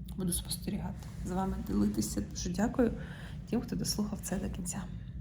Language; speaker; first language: Ukrainian; non-native, local second language; Russian